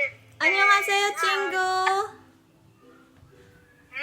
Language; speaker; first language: Korean; non-native, learner; Filipino